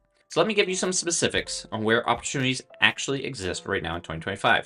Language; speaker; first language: English; native; English